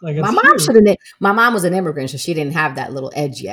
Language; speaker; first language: English; native; English